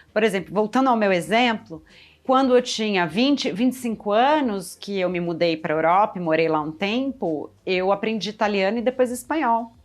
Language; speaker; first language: Portuguese; native; Portuguese